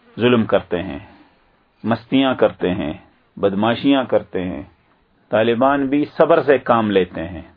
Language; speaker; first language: Urdu; native; Urdu